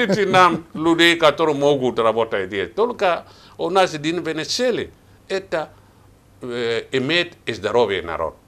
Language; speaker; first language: Russian; non-native, learner; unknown